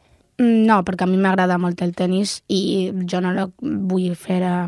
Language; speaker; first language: Catalan; non-native, local second language; Spanish